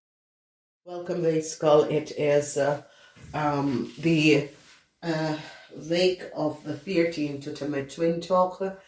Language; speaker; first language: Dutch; non-native, learner; English